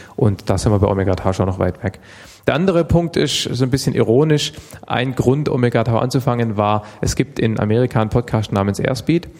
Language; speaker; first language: German; native; German